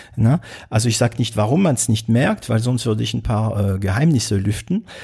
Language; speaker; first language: German; non-native, fluent; French